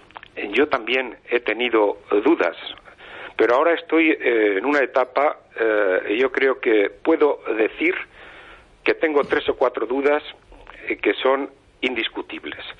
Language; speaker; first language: Spanish; native; Spanish